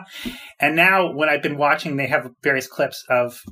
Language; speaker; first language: English; native; English